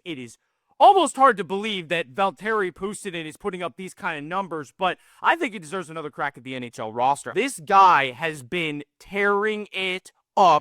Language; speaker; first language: English; native; English